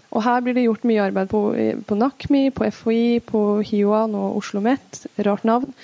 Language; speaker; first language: Norwegian; early bilingual, other home language; Persian